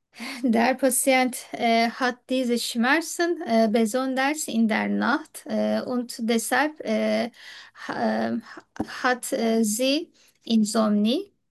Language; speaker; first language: German; non-native, learner; Turkish